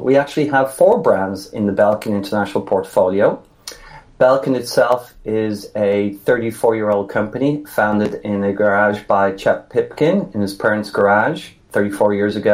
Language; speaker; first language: English; native; English